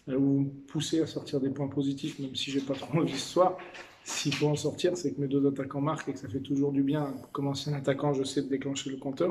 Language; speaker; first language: French; native; French